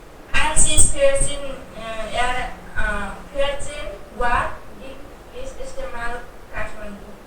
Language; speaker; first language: German; non-native, learner; Hindi